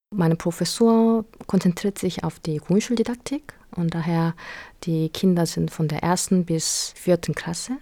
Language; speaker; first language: German; non-native, fluent; Korean